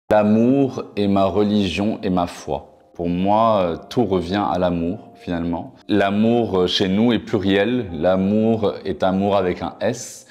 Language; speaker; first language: French; non-native, local second language; Arabic